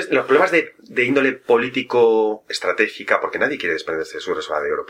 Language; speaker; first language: Spanish; native; Spanish